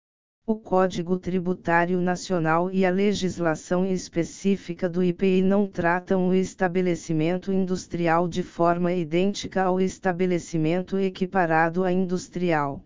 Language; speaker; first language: Portuguese; native; Portuguese